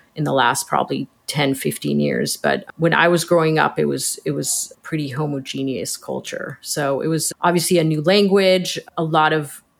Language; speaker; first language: English; early bilingual, other home language; Hebrew